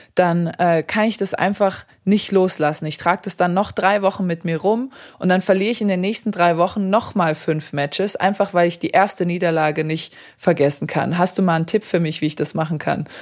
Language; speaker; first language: German; early bilingual, other home language; Serbian